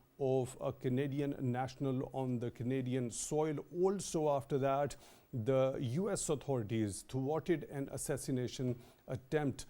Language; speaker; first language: English; non-native, local second language; Urdu